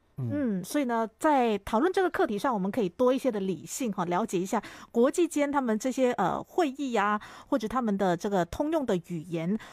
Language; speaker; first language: Chinese; native; Chinese